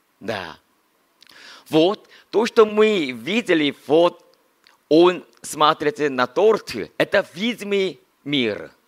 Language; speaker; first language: Russian; non-native, learner; Korean